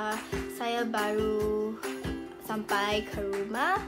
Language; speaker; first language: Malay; non-native, learner; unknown